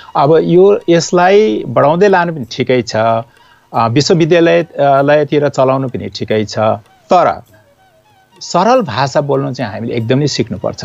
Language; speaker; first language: Nepali; non-native, local second language; Newari